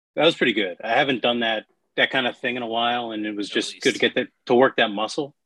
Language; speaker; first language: English; native; English